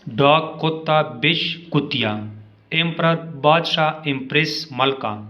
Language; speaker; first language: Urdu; non-native, local second language; Pashto